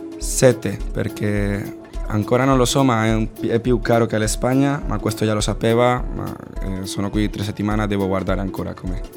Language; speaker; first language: Italian; non-native, learner; Spanish